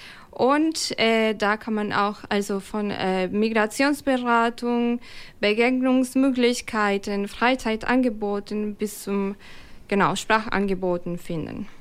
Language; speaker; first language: German; non-native, fluent; Spanish